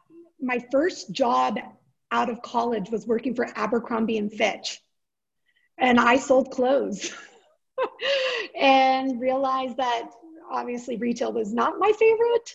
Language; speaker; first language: English; native; English